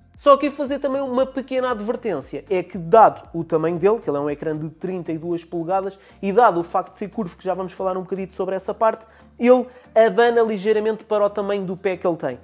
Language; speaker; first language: Portuguese; native; Portuguese